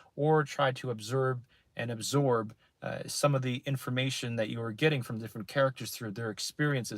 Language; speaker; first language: English; native; English